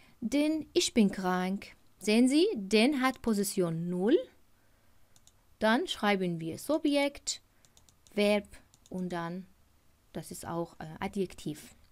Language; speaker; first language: German; non-native, fluent; Persian